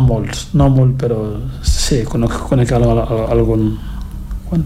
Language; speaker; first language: Catalan; non-native, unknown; Fula